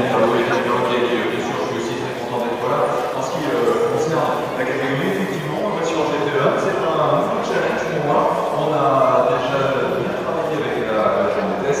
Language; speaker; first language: French; native; French